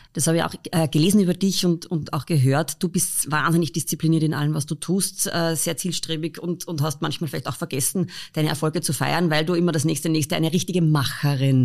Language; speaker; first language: German; native; German